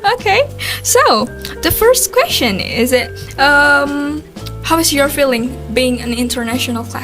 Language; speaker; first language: English; non-native, learner; Indonesian